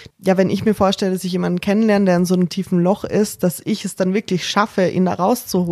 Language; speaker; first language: German; native; German